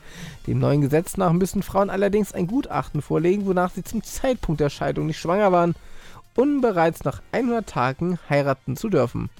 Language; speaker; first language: German; native; German